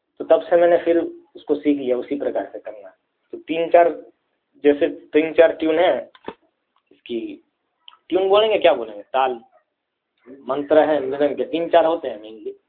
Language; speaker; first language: Hindi; native; Hindi